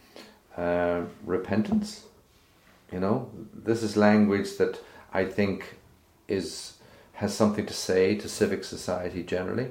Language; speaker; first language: English; native; English